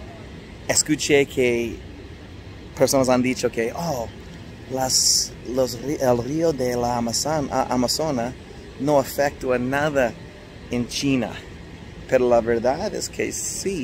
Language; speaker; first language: Spanish; non-native, fluent; English